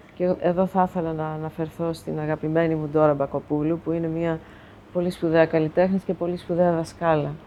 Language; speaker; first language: Greek; early bilingual, heritage; Greek